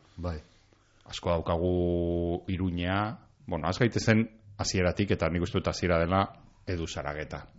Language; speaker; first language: Basque; native; Basque